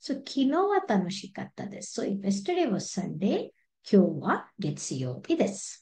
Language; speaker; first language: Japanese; non-native, fluent; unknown